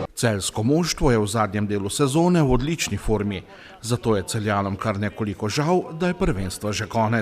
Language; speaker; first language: Slovenian; native; Slovenian